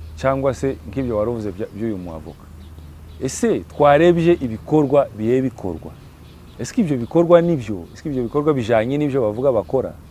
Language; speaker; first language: Kinyarwanda; native; Kinyarwanda